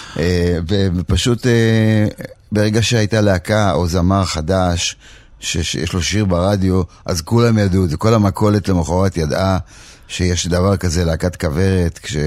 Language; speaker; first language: Hebrew; early bilingual, other home language; Polish